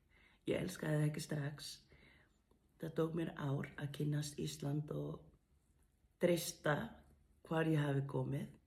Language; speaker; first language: Icelandic; non-native, fluent; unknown